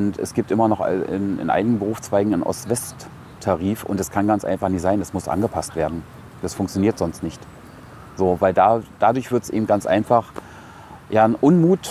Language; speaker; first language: German; native; German